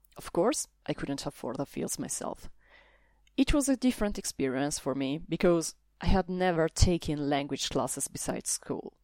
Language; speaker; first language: English; non-native, fluent; Italian